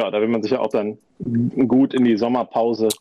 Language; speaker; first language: German; native; German